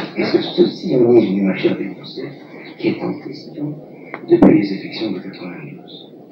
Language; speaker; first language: French; non-native, local second language; Arabic